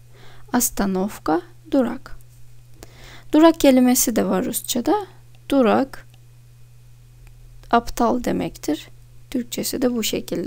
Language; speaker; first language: Turkish; non-native, fluent; Russian